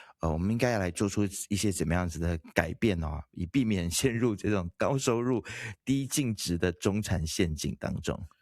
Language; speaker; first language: Chinese; native; Chinese